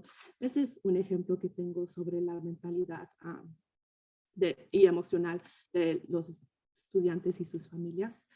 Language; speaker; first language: Spanish; early bilingual, heritage; Spanish